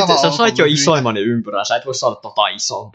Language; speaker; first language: Finnish; native; Finnish